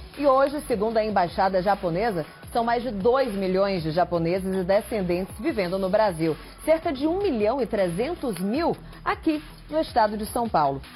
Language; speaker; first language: Portuguese; native; Portuguese